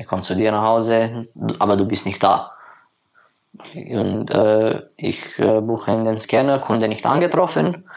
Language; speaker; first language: German; non-native, learner; Romanian